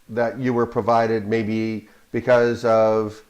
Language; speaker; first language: English; native; English